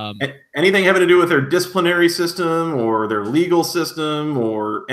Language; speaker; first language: English; native; English